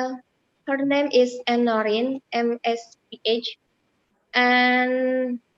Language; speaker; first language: English; non-native, fluent; Indonesian